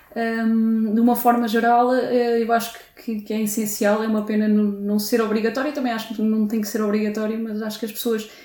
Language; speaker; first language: Portuguese; native; Portuguese